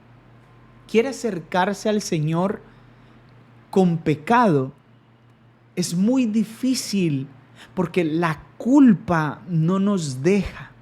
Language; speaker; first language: Spanish; native; Spanish